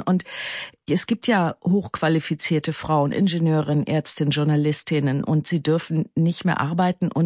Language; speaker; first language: German; native; German